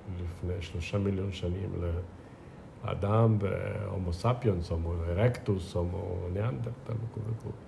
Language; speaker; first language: Hebrew; non-native, fluent; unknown